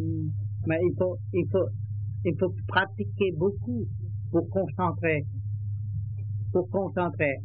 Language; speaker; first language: French; non-native, learner; Vietnamese